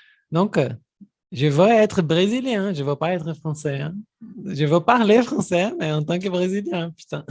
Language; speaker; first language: French; non-native, fluent; Portuguese